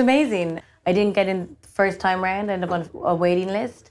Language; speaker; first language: English; native; English